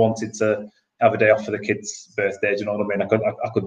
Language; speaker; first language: English; native; English